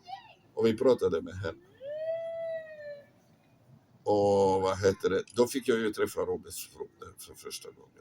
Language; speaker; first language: Swedish; non-native, fluent; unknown